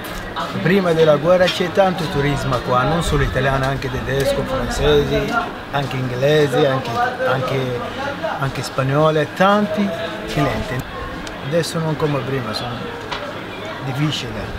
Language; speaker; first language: Italian; non-native, learner; Arabic